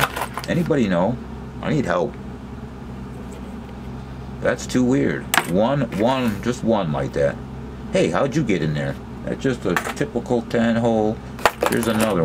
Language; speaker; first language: English; native; English